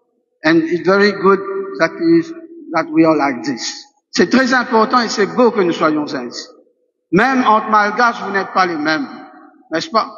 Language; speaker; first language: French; non-native, local second language; Morisyen